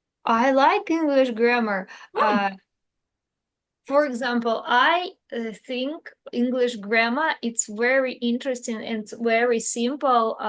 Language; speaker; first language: English; non-native, learner; Russian